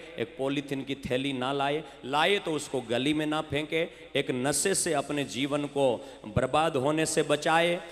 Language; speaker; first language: Hindi; native; Hindi